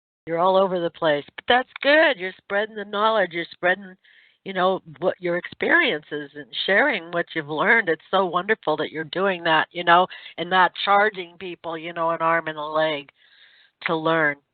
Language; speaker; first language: English; native; English